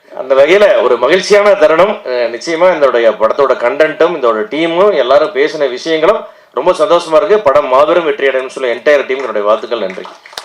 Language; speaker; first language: Tamil; native; Tamil